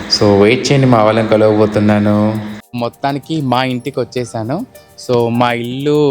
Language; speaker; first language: Telugu; native; Telugu